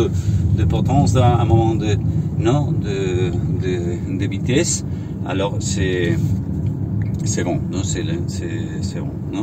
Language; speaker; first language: French; non-native, learner; Spanish